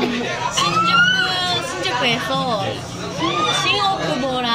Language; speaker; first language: Korean; non-native, learner; Japanese